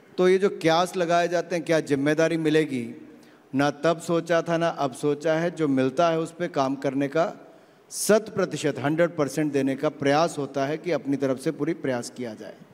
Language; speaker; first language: Hindi; native; Hindi